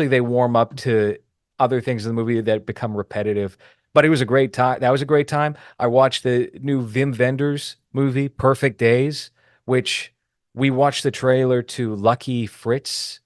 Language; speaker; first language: English; native; English